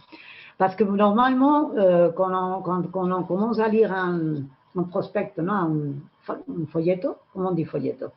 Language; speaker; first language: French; non-native, learner; Spanish